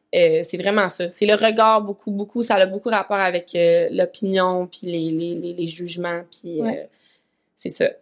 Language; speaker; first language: French; native; French